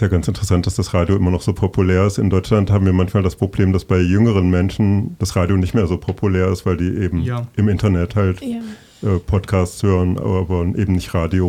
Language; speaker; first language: German; native; German